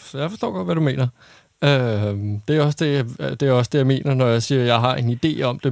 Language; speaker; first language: Danish; native; Danish